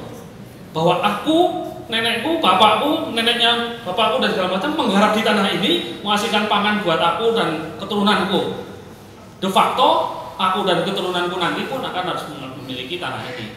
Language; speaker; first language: Indonesian; native; Indonesian